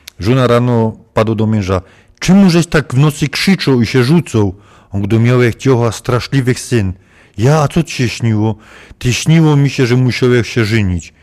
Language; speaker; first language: Polish; native; Polish